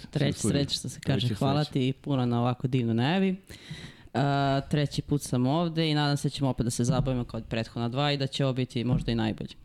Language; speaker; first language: Serbian; native; Serbian